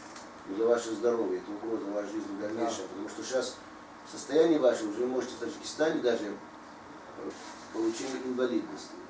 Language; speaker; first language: Russian; native; Russian